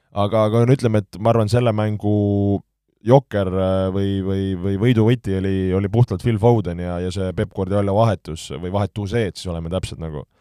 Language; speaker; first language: Estonian; native; Estonian